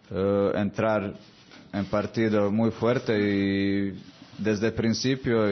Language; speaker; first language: Spanish; non-native, fluent; Croatian